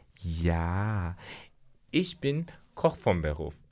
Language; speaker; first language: German; non-native, learner; Turkish